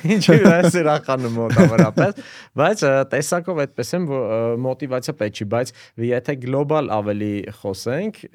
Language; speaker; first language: Armenian; native; Armenian